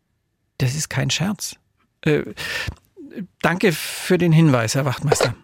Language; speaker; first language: German; native; German